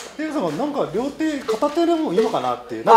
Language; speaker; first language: Japanese; native; Japanese